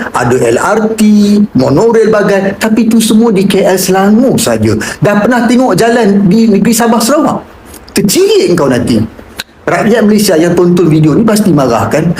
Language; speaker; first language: Malay; native; Malay